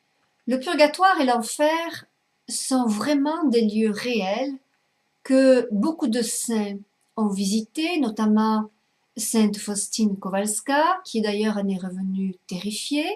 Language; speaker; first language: French; native; French